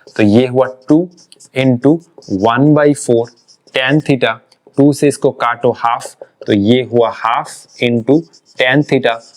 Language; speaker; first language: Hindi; non-native, local second language; Bangla